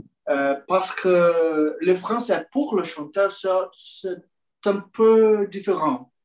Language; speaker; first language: French; non-native, learner; Portuguese